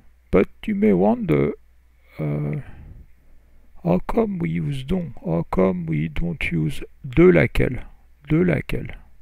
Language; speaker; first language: English; non-native, fluent; French